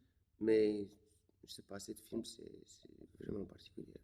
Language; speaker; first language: French; non-native, fluent; Romanian